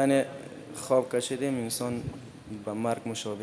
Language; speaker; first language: Persian; native; Persian